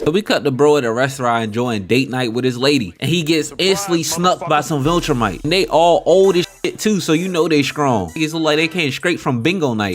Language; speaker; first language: English; native; English